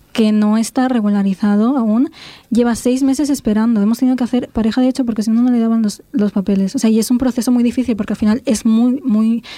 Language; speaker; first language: Spanish; native; Spanish